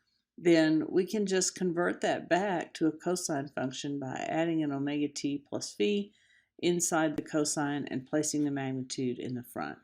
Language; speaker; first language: English; native; English